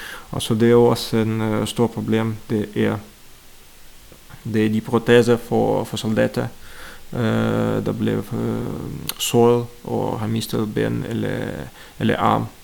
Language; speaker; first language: Danish; non-native, fluent; Russian